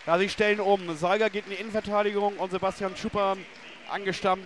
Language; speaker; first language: German; native; German